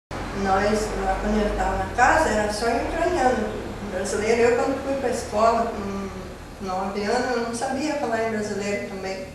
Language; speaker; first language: Portuguese; non-native, local second language; Ukrainian